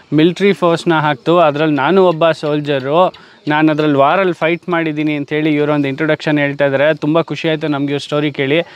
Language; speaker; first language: Kannada; native; Kannada